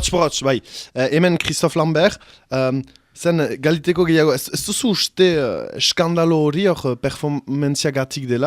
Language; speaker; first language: Basque; native; Basque